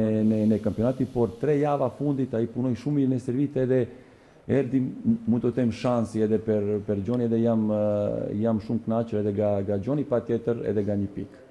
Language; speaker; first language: Albanian; non-native, learner; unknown